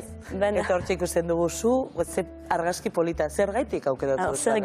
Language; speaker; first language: Basque; native; Basque